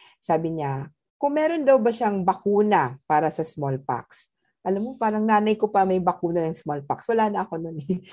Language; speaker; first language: Filipino; non-native, local second language; Cebuano